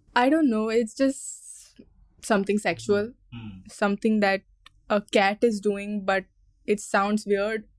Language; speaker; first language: English; non-native, local second language; Konkani